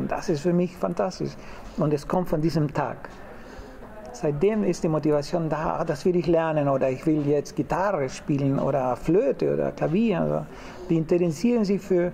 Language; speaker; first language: German; non-native, fluent; Spanish